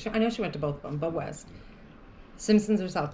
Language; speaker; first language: English; native; English